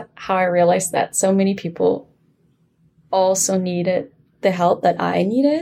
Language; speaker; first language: English; non-native, fluent; German